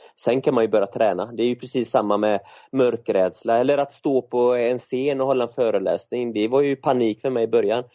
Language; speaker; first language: Swedish; native; Swedish